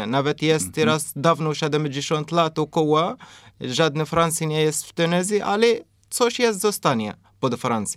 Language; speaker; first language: Polish; non-native, learner; Arabic